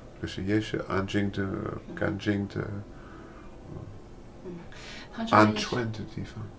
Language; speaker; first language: Chinese; non-native, learner; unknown